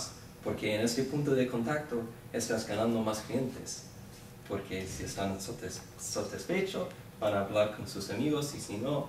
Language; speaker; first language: Spanish; non-native, fluent; English